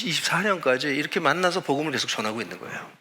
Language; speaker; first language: Korean; native; Korean